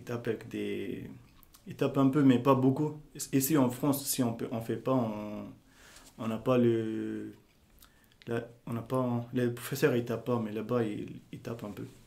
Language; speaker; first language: French; non-native, learner; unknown